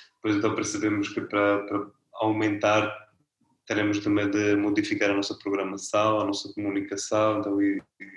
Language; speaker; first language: Portuguese; non-native, fluent; Italian